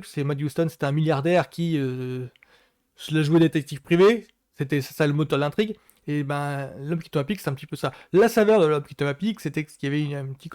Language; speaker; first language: French; native; French